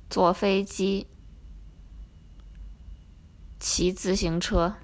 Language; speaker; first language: Chinese; non-native, learner; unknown